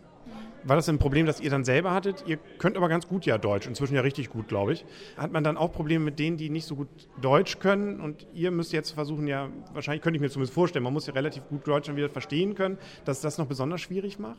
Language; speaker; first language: German; native; German